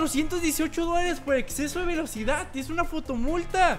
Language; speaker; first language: Spanish; native; Spanish